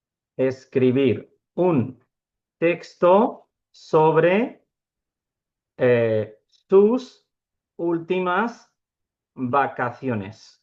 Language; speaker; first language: Spanish; non-native, fluent; Urdu